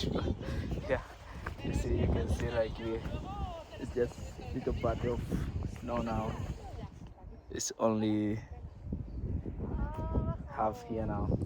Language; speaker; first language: English; non-native, learner; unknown